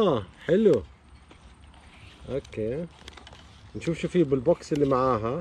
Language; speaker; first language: Arabic; native; Arabic